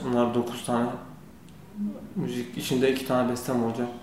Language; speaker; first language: Turkish; non-native, learner; Kurdish